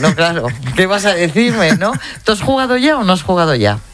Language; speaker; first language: Spanish; native; Spanish